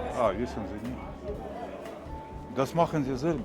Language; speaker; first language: German; non-native, learner; Russian